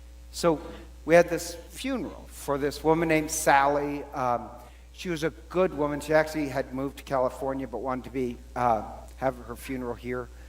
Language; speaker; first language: English; native; English